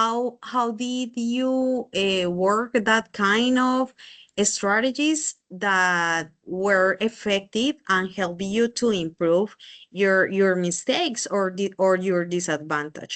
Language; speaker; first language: English; non-native, learner; Spanish